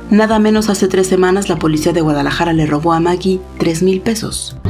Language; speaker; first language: Spanish; native; Spanish